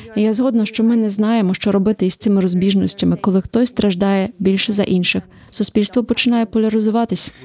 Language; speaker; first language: Ukrainian; native; Ukrainian